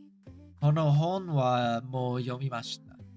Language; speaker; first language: Japanese; non-native, learner; English